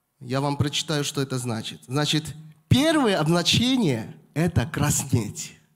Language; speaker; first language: Russian; non-native, fluent; Korean